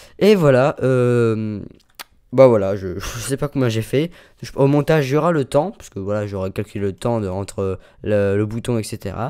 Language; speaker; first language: French; native; French